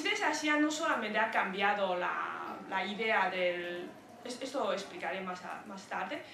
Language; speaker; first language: Spanish; non-native, fluent; Chinese